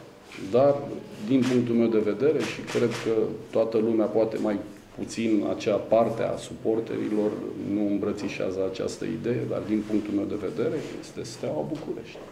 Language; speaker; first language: Romanian; native; Romanian